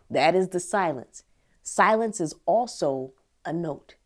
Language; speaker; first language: English; native; English